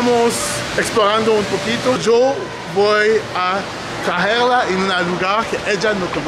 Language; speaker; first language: Spanish; non-native, learner; English